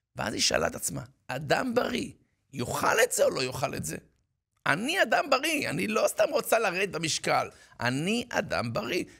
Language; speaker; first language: Hebrew; native; Hebrew